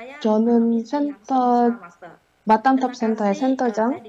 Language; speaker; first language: Korean; non-native, fluent; Indonesian